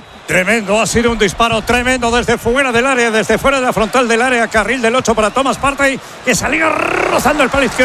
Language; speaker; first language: Spanish; native; Spanish